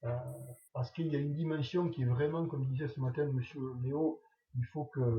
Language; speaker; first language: French; native; French